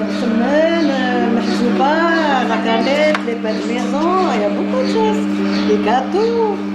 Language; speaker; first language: French; non-native, local second language; Arabic